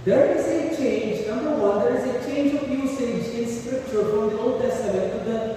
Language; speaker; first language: English; non-native, local second language; Filipino